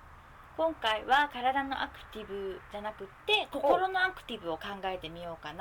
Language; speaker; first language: Japanese; native; Japanese